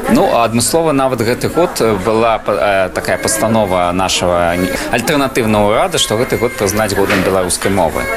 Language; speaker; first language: Belarusian; native; Belarusian